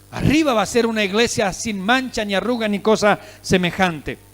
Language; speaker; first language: Spanish; native; Spanish